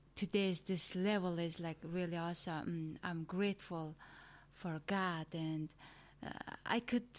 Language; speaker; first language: English; non-native, learner; Mongolian